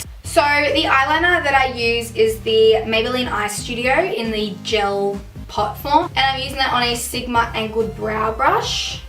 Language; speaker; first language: English; native; English